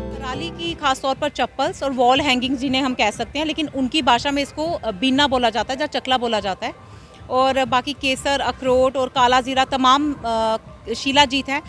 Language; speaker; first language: Hindi; native; Hindi